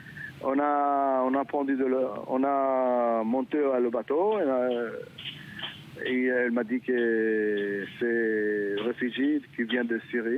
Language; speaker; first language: French; non-native, learner; Hebrew